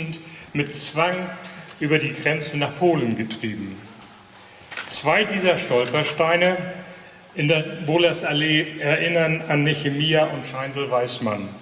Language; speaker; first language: German; native; German